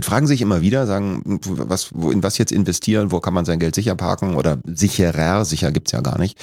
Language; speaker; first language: German; native; German